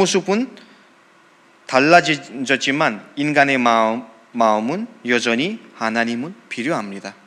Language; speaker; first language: Korean; non-native, fluent; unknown